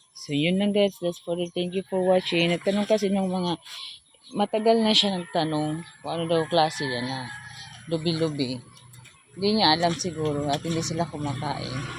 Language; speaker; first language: Filipino; non-native, local second language; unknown